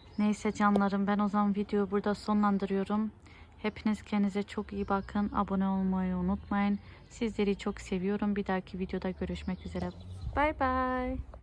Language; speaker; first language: Turkish; early bilingual, heritage; Turkish